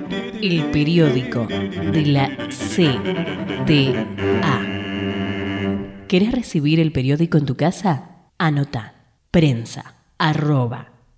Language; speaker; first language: Spanish; native; Spanish